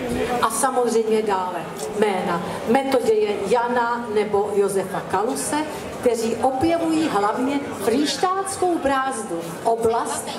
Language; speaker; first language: Czech; native; Czech